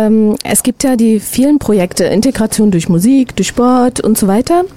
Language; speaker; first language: German; native; German